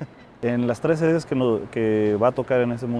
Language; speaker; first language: Spanish; native; Spanish